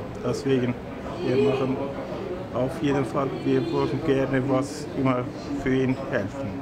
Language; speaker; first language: German; non-native, learner; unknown